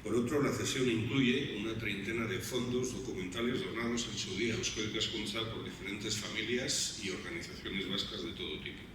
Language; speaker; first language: Spanish; native; Spanish